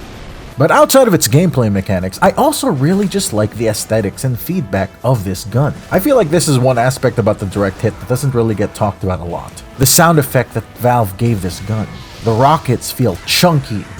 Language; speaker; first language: English; native; English